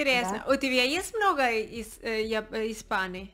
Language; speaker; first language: Russian; non-native, learner; Spanish